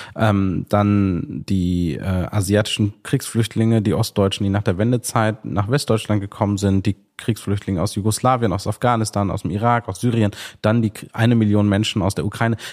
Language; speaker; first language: German; early bilingual, other home language; Sinhala